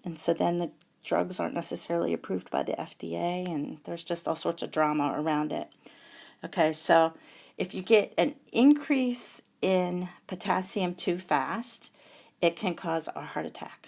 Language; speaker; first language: English; native; English